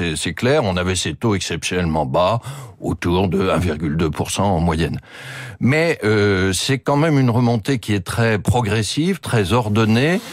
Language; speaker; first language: French; native; French